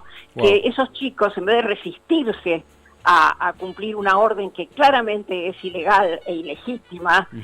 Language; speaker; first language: Spanish; native; Spanish